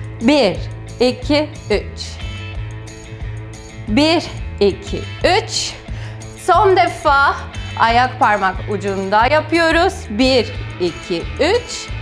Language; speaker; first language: Turkish; non-native, fluent; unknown